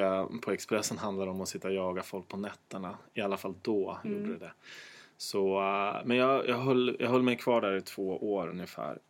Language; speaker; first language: Swedish; native; Swedish